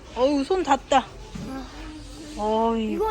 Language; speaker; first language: Korean; native; Korean